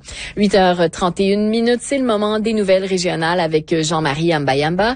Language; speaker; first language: French; native; French